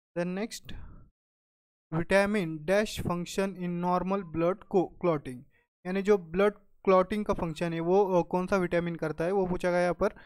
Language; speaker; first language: Hindi; non-native, local second language; Marathi